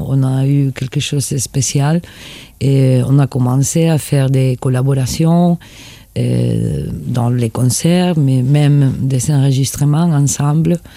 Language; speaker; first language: French; non-native, fluent; Spanish